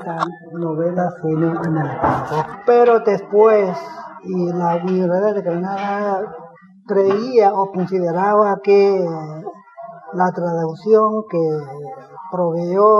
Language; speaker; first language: Spanish; non-native, fluent; Chinese